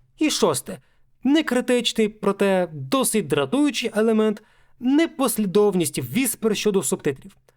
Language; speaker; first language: Ukrainian; native; Ukrainian